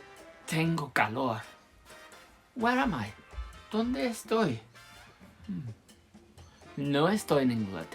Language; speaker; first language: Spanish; non-native, fluent; English